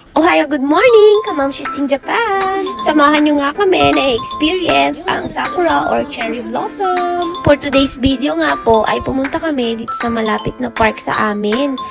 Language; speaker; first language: Filipino; native; Filipino